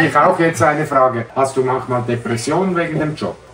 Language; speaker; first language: German; native; German